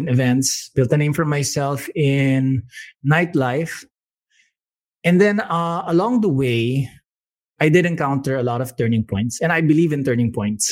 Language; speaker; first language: English; non-native, local second language; Filipino